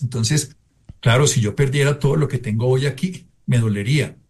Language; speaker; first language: Spanish; native; Spanish